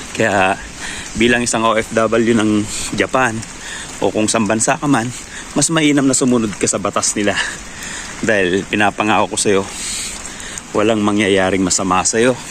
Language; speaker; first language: Filipino; native; Filipino